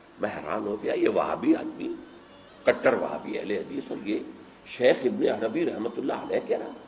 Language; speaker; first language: Urdu; native; Urdu